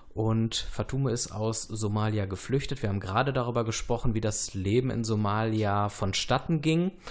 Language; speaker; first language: German; native; German